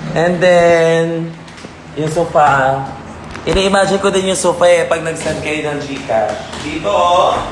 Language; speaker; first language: Filipino; non-native, local second language; Cebuano